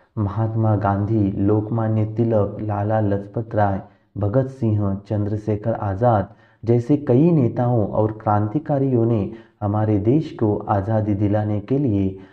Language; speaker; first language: Hindi; non-native, local second language; Marathi